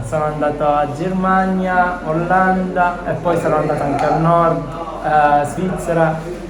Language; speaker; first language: Italian; non-native, fluent; Arabic